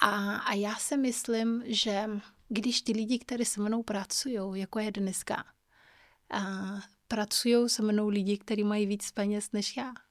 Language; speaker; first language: Czech; non-native, fluent; Kabuverdianu